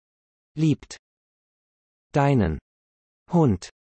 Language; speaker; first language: German; non-native, learner; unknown